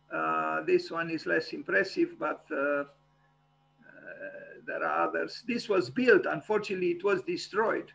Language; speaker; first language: English; non-native, fluent; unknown